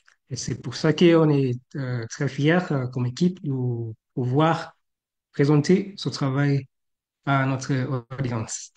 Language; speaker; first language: French; non-native, fluent; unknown